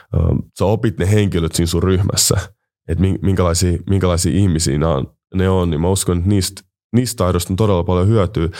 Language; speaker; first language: Finnish; native; Finnish